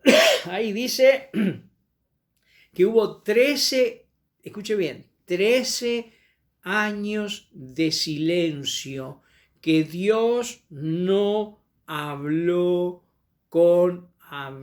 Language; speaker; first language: Spanish; native; Spanish